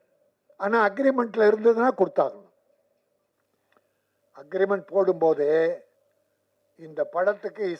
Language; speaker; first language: Tamil; native; Tamil